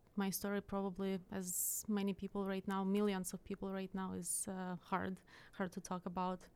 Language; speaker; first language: English; non-native, fluent; Ukrainian